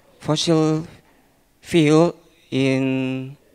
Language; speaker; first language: English; non-native, learner; Indonesian